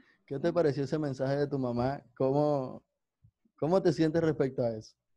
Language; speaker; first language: Spanish; native; Spanish